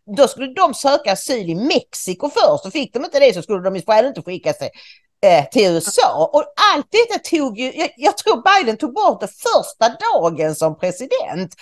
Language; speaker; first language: Swedish; native; Swedish